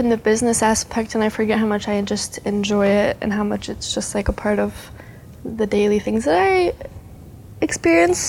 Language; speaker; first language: English; early bilingual, other home language; Spanish